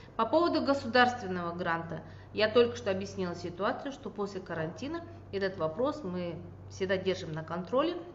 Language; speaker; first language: Russian; non-native, local second language; Kazakh